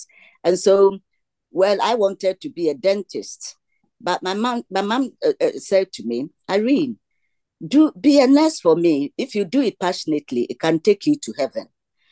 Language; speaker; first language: English; non-native, local second language; Ga